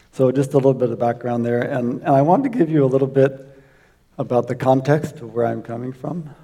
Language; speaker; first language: English; native; English